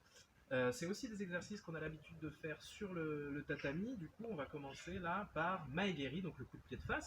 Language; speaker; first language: French; native; French